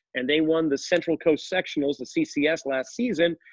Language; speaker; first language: English; native; English